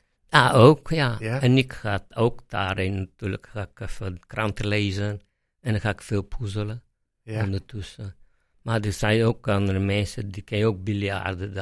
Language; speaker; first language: Dutch; non-native, fluent; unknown